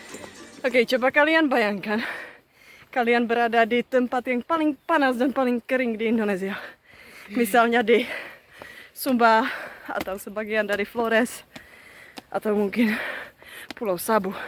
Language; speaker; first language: Indonesian; non-native, fluent; Czech